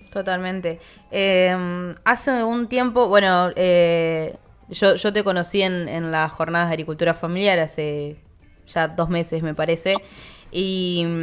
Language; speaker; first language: Spanish; native; Spanish